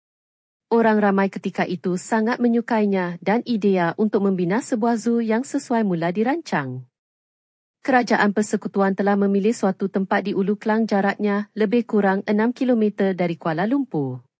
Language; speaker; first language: Malay; native; Malay